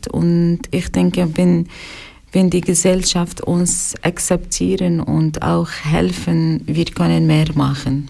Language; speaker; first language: German; non-native, learner; Arabic